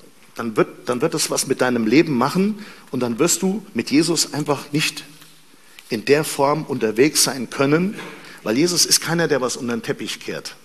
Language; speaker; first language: German; native; German